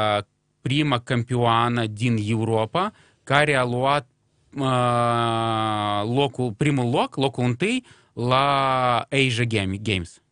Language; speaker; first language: Romanian; non-native, local second language; Russian